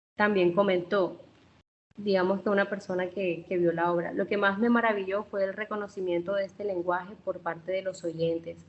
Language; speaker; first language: Spanish; non-native, local second language; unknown